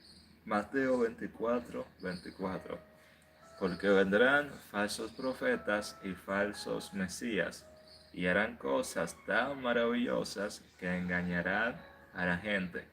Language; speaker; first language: Spanish; native; Spanish